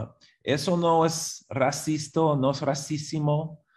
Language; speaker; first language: Spanish; non-native, fluent; English